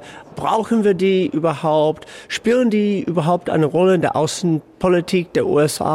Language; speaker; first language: German; non-native, fluent; English